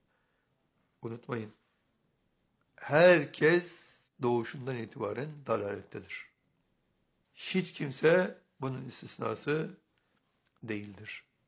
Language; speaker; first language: Turkish; native; Turkish